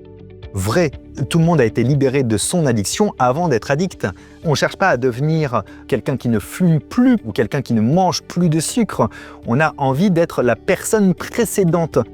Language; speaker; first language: French; native; French